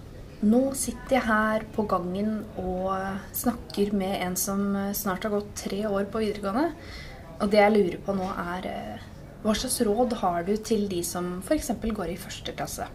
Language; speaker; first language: Norwegian; native; Norwegian